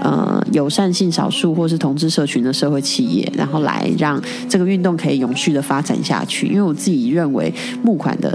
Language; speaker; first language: Chinese; native; Chinese